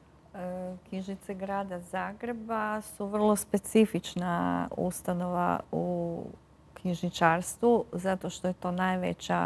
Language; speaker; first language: Croatian; native; Croatian